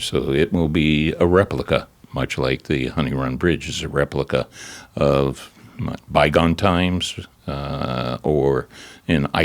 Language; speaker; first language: English; native; English